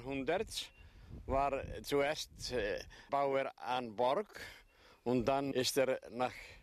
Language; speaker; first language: German; non-native, fluent; Icelandic